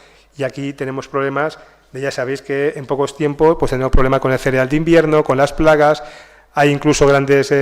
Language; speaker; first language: Spanish; native; Spanish